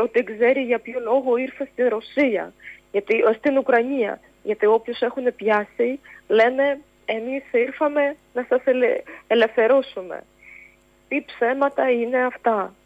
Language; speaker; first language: Greek; non-native, fluent; Ukrainian